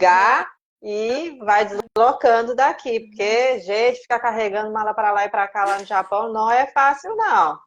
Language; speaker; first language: Portuguese; non-native, fluent; Japanese